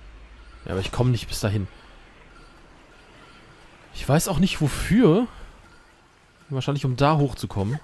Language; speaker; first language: German; native; German